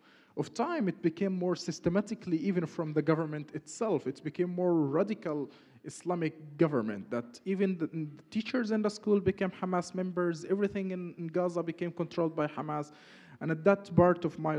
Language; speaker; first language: English; non-native, fluent; Arabic